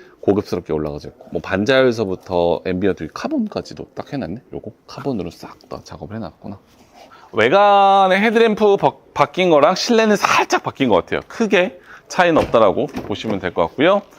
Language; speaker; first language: Korean; native; Korean